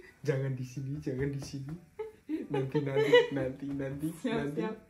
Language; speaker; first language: Indonesian; native; Indonesian